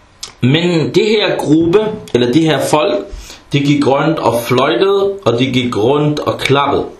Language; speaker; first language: Danish; early bilingual, other home language; Arabic